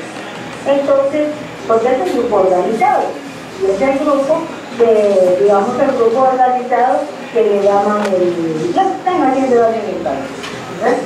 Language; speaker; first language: Spanish; native; Spanish